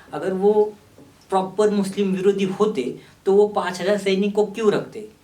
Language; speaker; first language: Hindi; non-native, local second language; Marathi